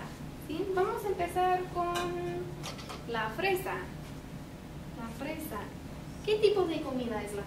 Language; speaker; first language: Spanish; non-native, fluent; English